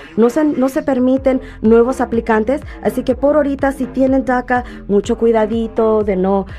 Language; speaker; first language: Spanish; native; Spanish